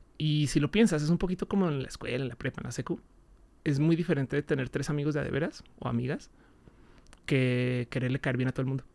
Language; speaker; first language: Spanish; native; Spanish